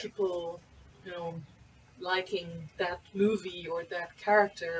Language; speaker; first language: English; non-native, fluent; French